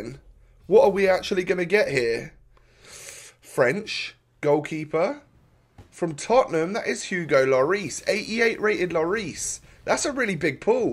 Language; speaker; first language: English; native; English